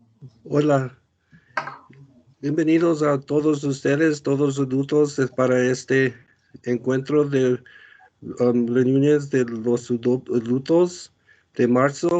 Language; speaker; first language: Spanish; non-native, learner; English